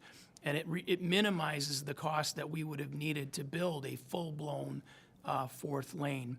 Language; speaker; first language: English; native; English